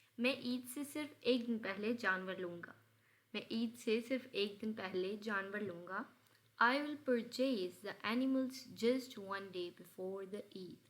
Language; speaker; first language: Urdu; native; Urdu